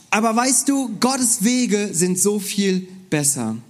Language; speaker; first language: German; non-native, fluent; Korean